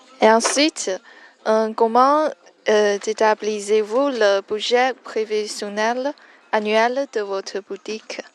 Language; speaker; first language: French; non-native, learner; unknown